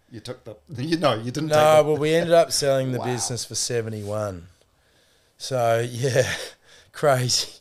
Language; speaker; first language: English; native; English